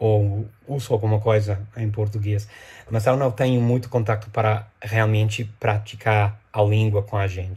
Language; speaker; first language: Portuguese; non-native, fluent; English